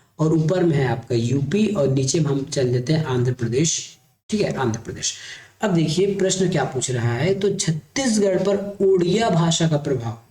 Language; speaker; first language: Hindi; native; Hindi